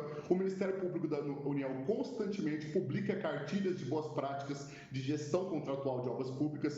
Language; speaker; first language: Portuguese; native; Portuguese